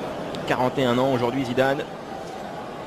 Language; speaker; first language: French; native; French